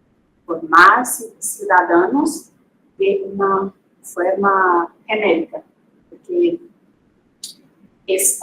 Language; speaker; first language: Spanish; non-native, fluent; Portuguese